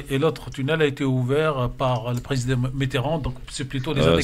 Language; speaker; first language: French; native; French